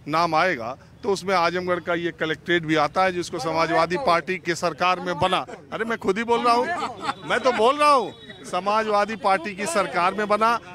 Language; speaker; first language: Hindi; native; Hindi